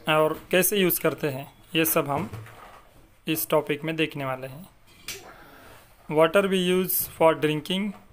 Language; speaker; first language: Hindi; non-native, local second language; Marathi